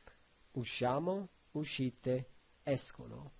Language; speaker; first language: Italian; non-native, learner; English